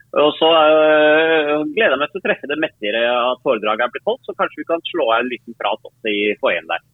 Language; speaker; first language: Norwegian; early bilingual, other home language; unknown